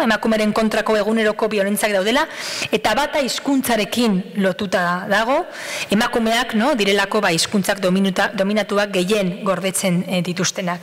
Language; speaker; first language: Basque; non-native, fluent; Spanish